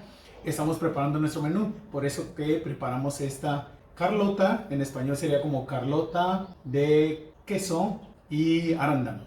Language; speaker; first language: Spanish; native; Spanish